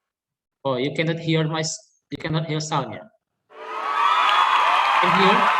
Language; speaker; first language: English; non-native, learner; Indonesian